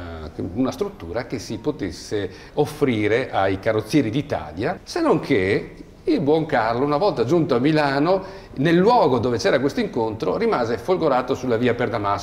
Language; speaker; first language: Italian; native; Italian